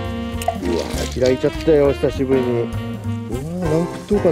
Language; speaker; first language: Japanese; native; Japanese